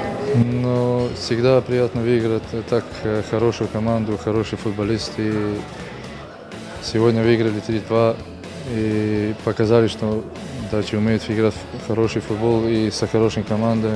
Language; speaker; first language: Russian; non-native, learner; Serbian